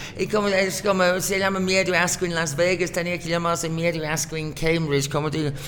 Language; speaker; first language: Spanish; non-native, fluent; English